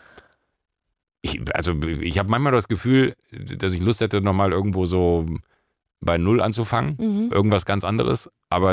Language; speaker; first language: German; native; German